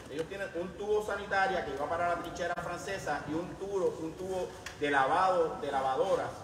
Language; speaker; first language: Spanish; native; Spanish